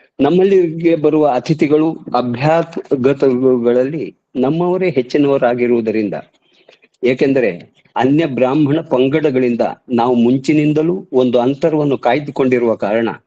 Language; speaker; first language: Kannada; non-native, local second language; Marathi